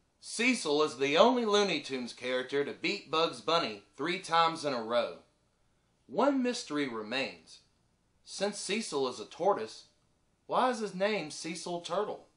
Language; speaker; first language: English; native; English